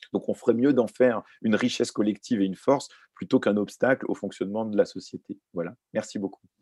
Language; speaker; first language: French; early bilingual, other home language; Arabic